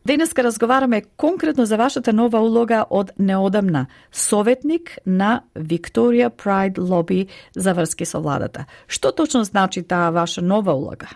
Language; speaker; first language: Macedonian; native; Macedonian